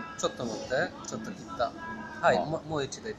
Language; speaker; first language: Japanese; non-native, fluent; Persian